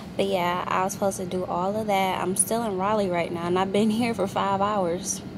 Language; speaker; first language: English; native; English